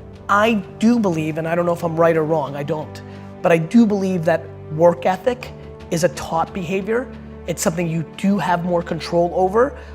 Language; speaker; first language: English; early bilingual, other home language; Russian